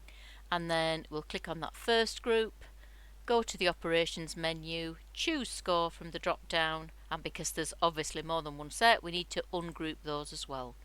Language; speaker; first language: English; native; English